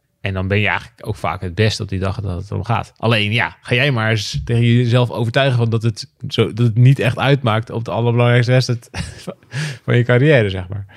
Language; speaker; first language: Dutch; native; Dutch